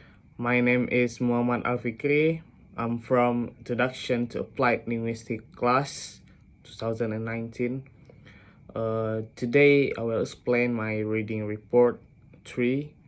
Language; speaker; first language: English; non-native, learner; Indonesian